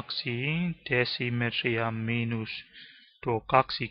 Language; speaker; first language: Finnish; non-native, learner; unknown